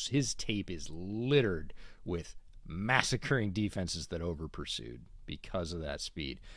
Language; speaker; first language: English; native; English